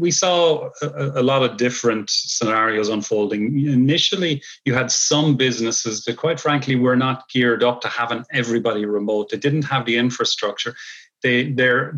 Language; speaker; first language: English; native; English